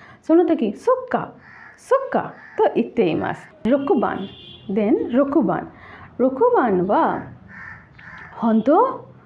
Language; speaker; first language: Japanese; non-native, learner; Bangla